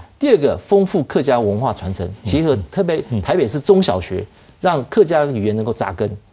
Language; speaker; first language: Chinese; native; Chinese